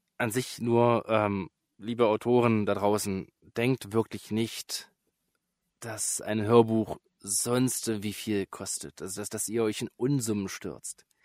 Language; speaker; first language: German; native; German